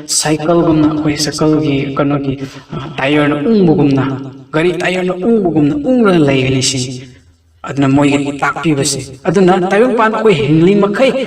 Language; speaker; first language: Manipuri; non-native, local second language; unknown